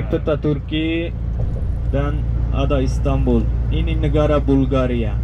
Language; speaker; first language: Indonesian; non-native, fluent; Turkish